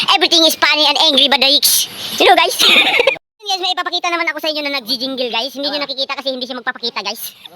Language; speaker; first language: Filipino; non-native, local second language; Cebuano